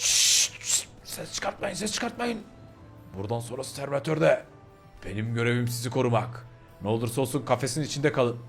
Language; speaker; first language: Turkish; native; Turkish